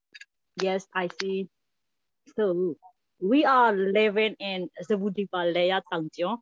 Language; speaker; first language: English; non-native, learner; Burmese